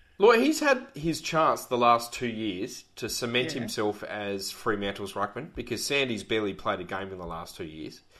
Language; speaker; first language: English; native; English